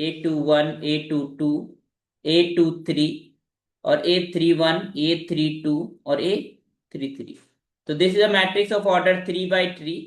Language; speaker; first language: English; non-native, local second language; Hindi